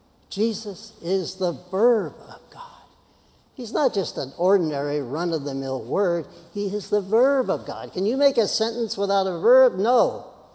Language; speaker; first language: English; native; English